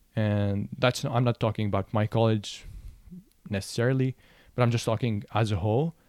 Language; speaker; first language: English; non-native, fluent; Arabic